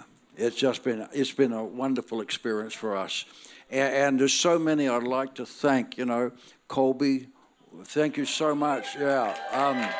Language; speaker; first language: English; native; English